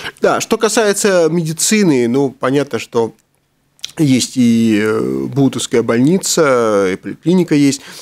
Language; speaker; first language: Russian; native; Russian